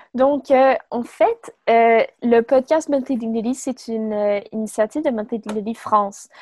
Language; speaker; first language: French; native; French